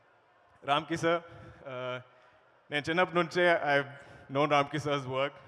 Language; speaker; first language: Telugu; non-native, learner; Malayalam